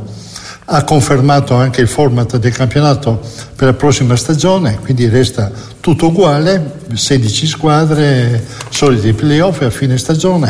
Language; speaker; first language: Italian; native; Italian